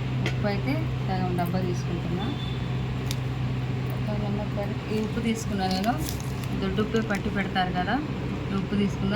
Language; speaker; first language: Telugu; native; Telugu